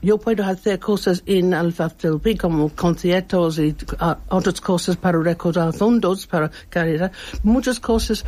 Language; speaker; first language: Spanish; non-native, learner; English